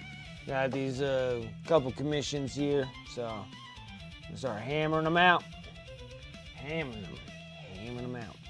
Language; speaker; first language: English; native; English